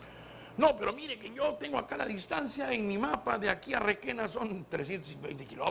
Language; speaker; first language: Spanish; native; Spanish